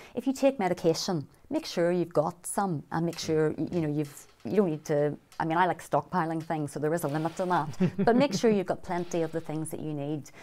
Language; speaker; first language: English; native; English